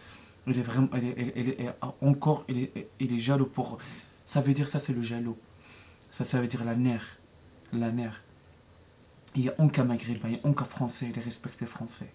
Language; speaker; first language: French; non-native, learner; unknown